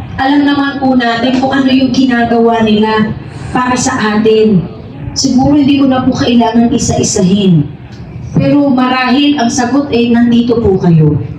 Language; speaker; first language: Filipino; native; Filipino